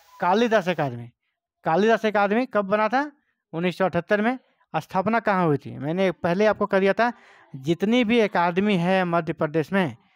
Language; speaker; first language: Hindi; native; Hindi